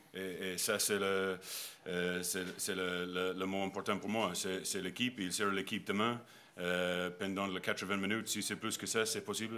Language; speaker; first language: French; non-native, learner; English